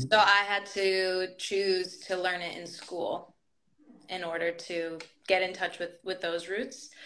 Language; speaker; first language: English; early bilingual, other home language; Greek